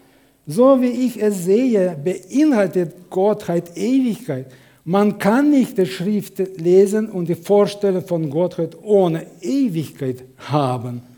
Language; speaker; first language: German; non-native, fluent; Russian